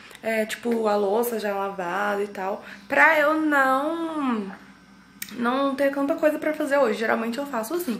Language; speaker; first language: Portuguese; native; Portuguese